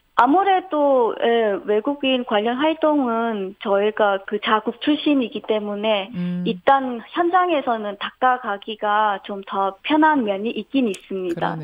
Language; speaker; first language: Korean; non-native, fluent; Vietnamese